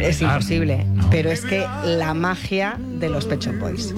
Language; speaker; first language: Spanish; native; Spanish